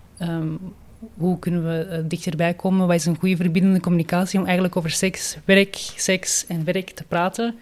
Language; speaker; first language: Dutch; native; Dutch